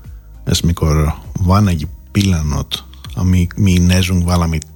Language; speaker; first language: Hungarian; non-native, fluent; Greek